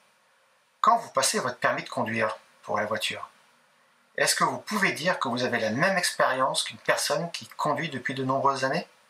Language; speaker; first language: French; native; French